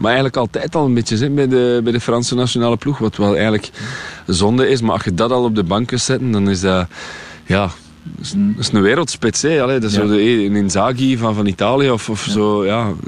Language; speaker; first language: Dutch; native; Dutch